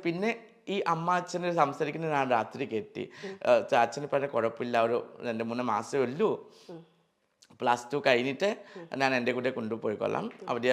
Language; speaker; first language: Malayalam; non-native, learner; Assamese